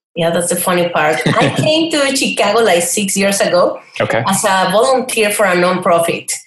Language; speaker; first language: English; non-native, fluent; Spanish